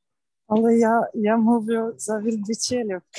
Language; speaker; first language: Polish; non-native, learner; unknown